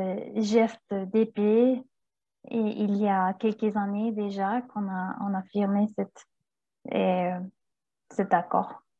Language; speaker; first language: French; non-native, fluent; Spanish